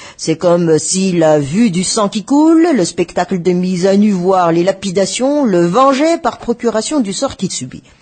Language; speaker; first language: French; non-native, local second language; Malagasy